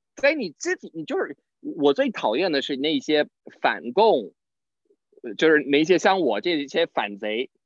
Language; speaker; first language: Chinese; non-native, fluent; English